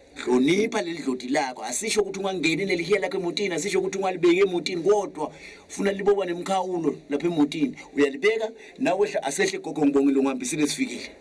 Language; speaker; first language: Zulu; native; Zulu